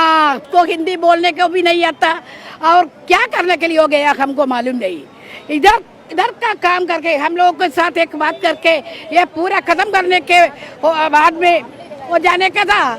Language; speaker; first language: Hindi; non-native, local second language; Malayalam